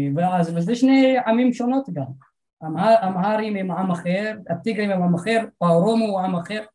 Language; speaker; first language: Hebrew; non-native, fluent; Tigrinya